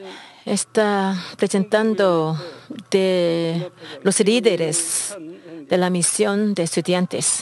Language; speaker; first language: Spanish; non-native, learner; Korean